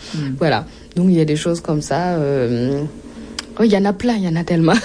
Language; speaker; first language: French; non-native, local second language; Mossi